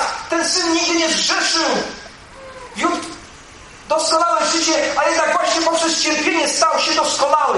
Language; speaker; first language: Polish; native; Polish